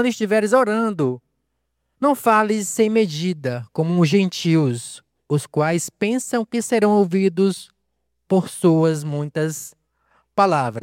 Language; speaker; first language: Portuguese; native; Portuguese